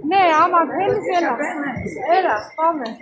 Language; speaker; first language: Greek; non-native, learner; Armenian